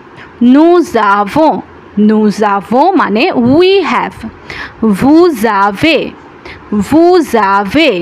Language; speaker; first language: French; non-native, fluent; Bangla